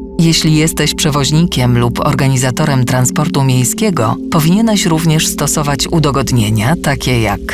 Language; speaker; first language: Polish; native; Polish